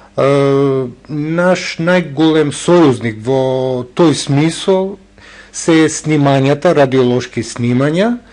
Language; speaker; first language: Macedonian; non-native, local second language; Albanian